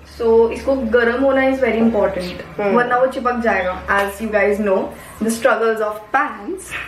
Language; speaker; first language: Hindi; non-native, local second language; Marathi